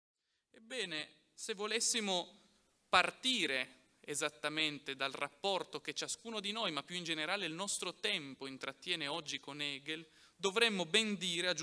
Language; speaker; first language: Italian; native; Italian